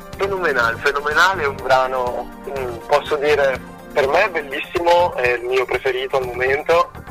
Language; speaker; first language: Italian; early bilingual, other home language; Spanish